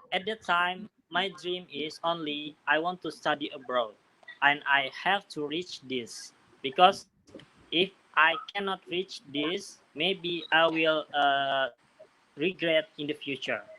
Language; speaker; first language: English; non-native, learner; Indonesian